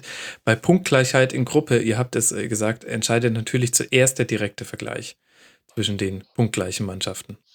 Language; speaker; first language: German; native; German